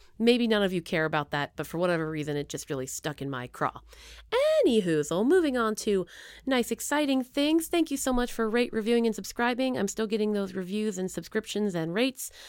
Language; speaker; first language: English; native; English